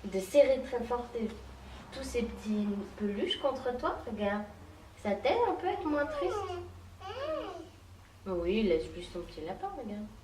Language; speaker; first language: French; native; French